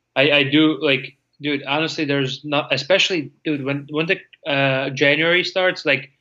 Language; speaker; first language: English; non-native, fluent; Latvian